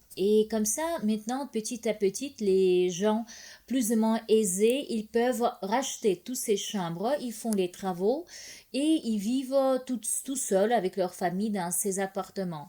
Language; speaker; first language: French; non-native, fluent; Russian